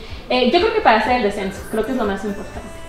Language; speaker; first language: Spanish; native; Spanish